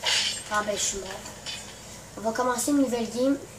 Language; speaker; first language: French; native; French